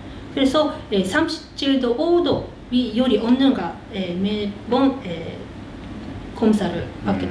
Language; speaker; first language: Korean; early bilingual, heritage; Korean